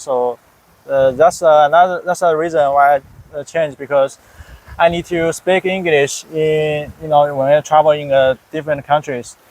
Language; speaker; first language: English; non-native, fluent; Chinese